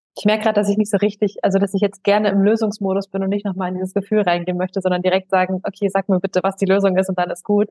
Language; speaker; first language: German; native; German